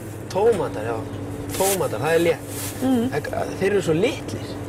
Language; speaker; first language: Icelandic; non-native, learner; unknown